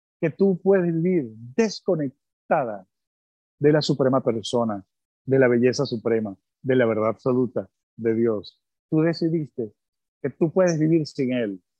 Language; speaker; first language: Spanish; early bilingual, other home language; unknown